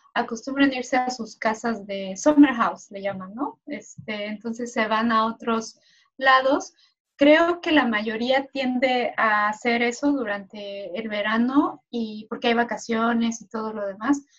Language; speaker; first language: Spanish; native; Spanish